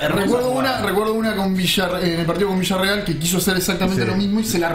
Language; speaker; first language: Spanish; native; Spanish